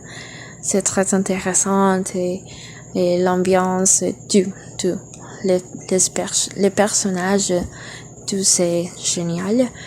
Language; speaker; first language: French; non-native, learner; Spanish